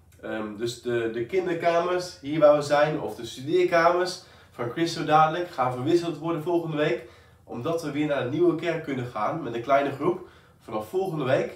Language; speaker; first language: Dutch; native; Dutch